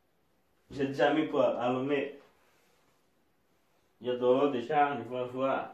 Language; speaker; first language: French; non-native, learner; Portuguese